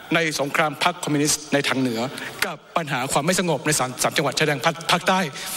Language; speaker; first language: Thai; non-native, local second language; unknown